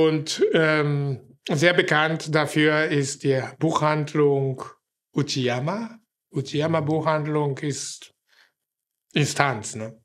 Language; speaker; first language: German; non-native, fluent; Japanese